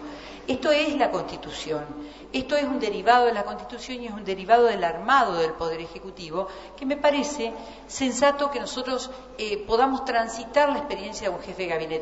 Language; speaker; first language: Spanish; native; Spanish